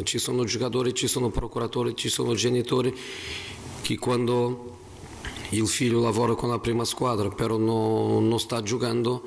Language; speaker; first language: Italian; non-native, fluent; Portuguese